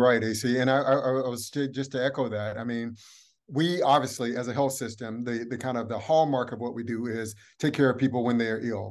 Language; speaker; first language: English; native; English